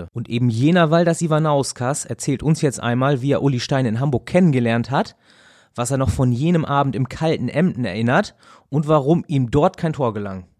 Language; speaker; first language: German; native; German